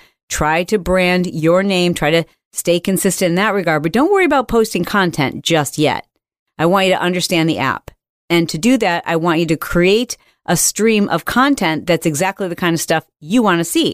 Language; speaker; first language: English; native; English